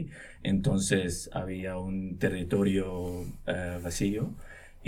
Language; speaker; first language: Spanish; non-native, local second language; Arabic